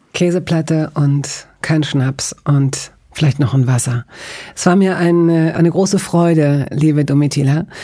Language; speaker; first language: German; native; German